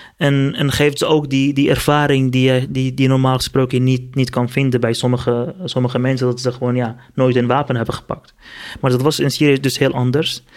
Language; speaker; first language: Dutch; non-native, fluent; Kurdish